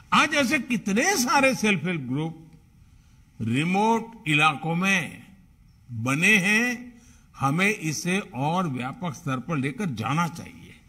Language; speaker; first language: Hindi; non-native, local second language; Gujarati